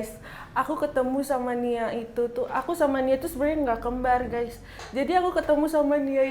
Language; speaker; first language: Indonesian; native; Indonesian